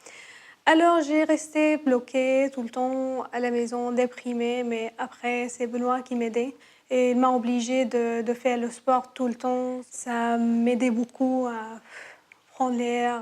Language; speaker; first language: French; non-native, learner; Arabic